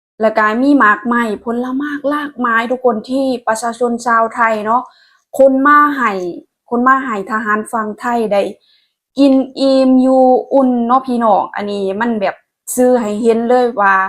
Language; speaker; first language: Thai; non-native, local second language; Lao